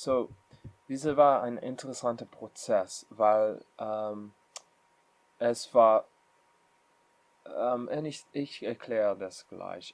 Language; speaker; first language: German; non-native, learner; English